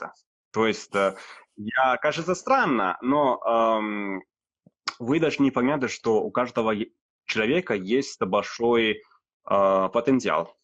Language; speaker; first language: Russian; non-native, fluent; Italian